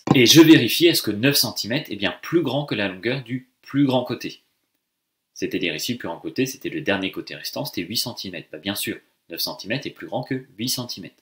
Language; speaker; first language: French; native; French